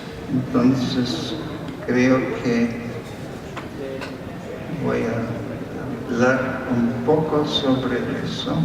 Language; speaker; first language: Spanish; non-native, fluent; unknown